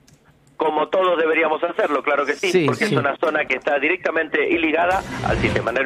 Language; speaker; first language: Spanish; native; Spanish